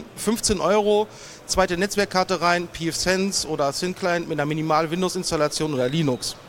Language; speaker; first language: German; native; German